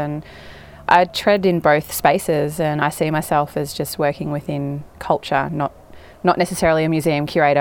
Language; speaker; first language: English; native; English